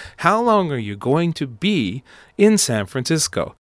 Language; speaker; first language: English; native; English